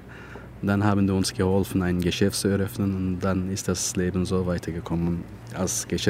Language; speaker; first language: German; non-native, fluent; Turkish